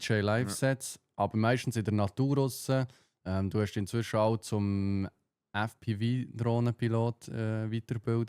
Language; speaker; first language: German; native; German